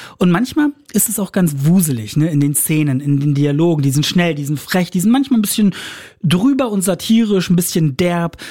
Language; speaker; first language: German; native; German